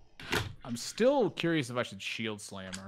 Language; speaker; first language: English; native; English